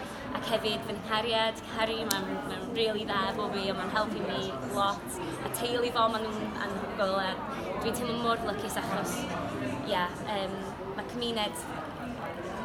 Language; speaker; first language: Welsh; non-native, local second language; English